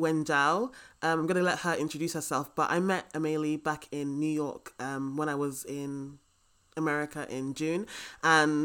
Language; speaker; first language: English; native; English